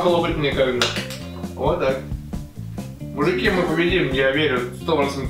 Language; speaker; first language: Russian; native; Russian